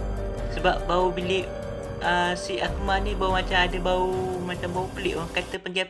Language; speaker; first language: Malay; native; Malay